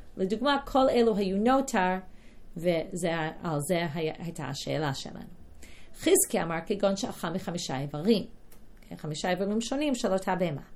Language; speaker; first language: Hebrew; non-native, fluent; English